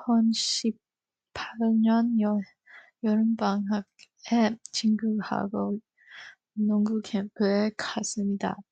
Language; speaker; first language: Korean; early bilingual, heritage; Korean